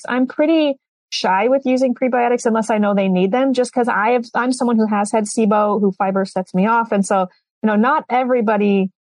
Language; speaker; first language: English; native; English